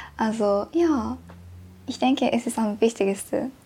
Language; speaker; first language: German; non-native, learner; Japanese